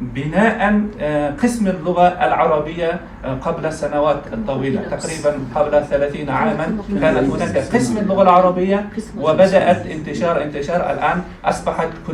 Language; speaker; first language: Arabic; non-native, fluent; Kazakh